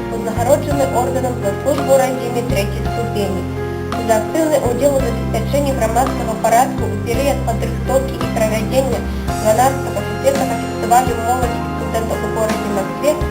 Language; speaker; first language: Belarusian; native; Belarusian